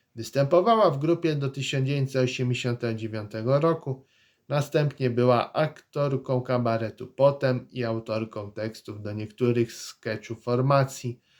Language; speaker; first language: Polish; native; Polish